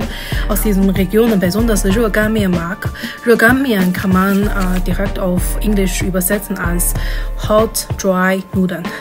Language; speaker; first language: German; non-native, learner; Chinese